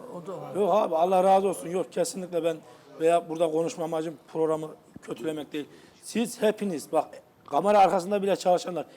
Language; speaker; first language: Turkish; native; Turkish